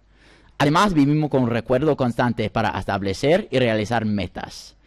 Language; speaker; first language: Spanish; non-native, fluent; English